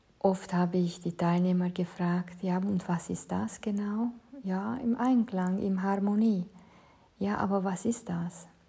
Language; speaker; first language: German; non-native, fluent; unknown